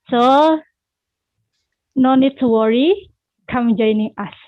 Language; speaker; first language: English; non-native, learner; Indonesian